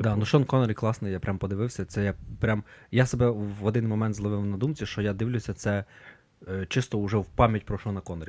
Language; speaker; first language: Ukrainian; native; Ukrainian